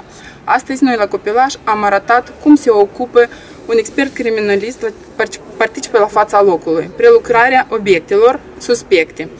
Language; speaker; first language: Romanian; non-native, local second language; Russian